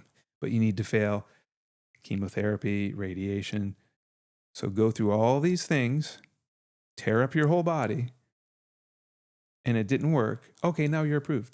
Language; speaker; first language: English; native; English